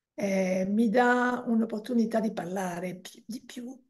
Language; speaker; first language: Italian; non-native, learner; French